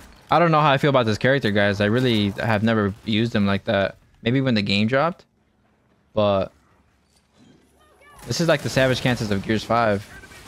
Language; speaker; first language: English; early bilingual, other home language; Spanish